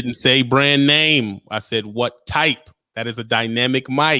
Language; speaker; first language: English; native; English